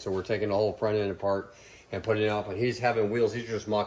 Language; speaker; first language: English; native; English